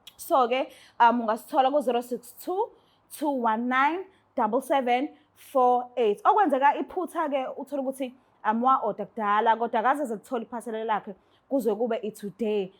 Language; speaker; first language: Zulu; native; Zulu